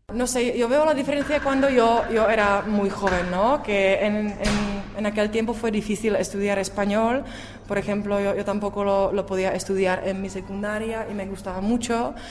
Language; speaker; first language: Spanish; non-native, fluent; Czech